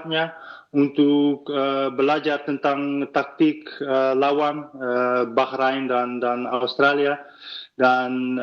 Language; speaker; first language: Indonesian; non-native, fluent; Dutch